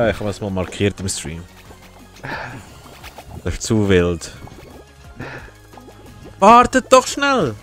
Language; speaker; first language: German; native; German